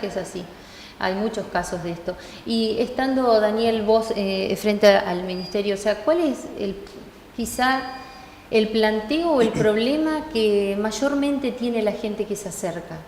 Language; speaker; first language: Spanish; native; Spanish